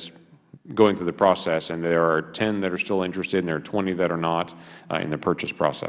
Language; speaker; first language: English; native; English